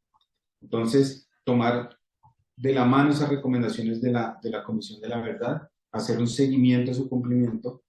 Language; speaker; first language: Spanish; native; Spanish